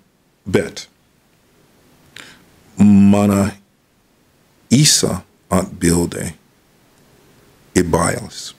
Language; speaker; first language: Latvian; non-native, fluent; English